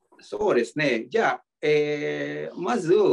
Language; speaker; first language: Japanese; non-native, fluent; Indonesian